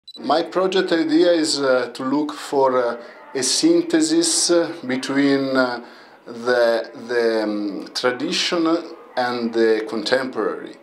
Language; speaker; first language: English; non-native, learner; Italian